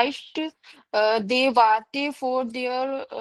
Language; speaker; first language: German; non-native, learner; Hindi